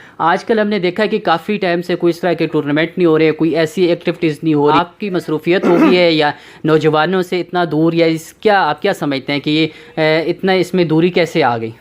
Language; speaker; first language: Urdu; non-native, local second language; Northern Hindko